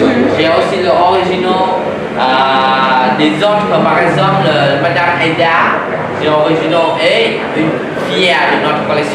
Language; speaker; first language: French; non-native, learner; Vietnamese